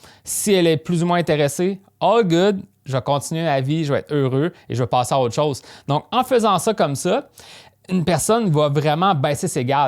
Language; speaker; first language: French; native; French